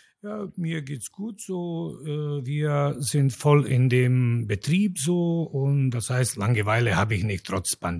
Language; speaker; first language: German; non-native, fluent; Croatian